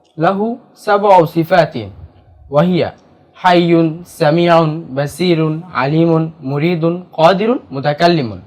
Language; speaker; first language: Arabic; non-native, learner; Bangla